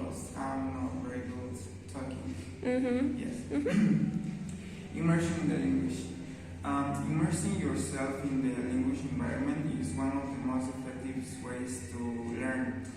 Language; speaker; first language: English; non-native, learner; Spanish